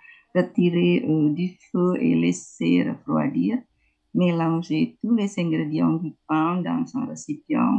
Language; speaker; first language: French; non-native, fluent; Indonesian